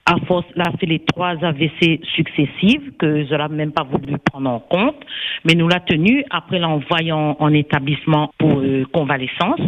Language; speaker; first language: French; non-native, local second language; Réunion Creole French